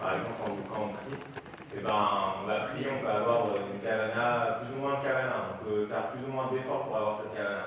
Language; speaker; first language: French; native; French